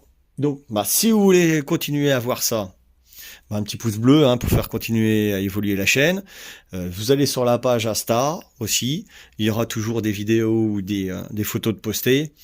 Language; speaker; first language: French; native; French